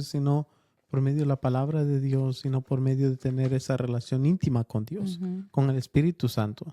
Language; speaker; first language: Spanish; early bilingual, heritage; Spanish